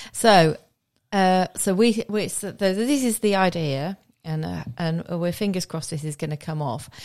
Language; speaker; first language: English; native; English